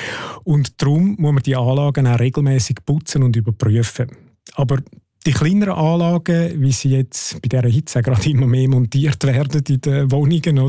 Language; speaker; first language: German; native; German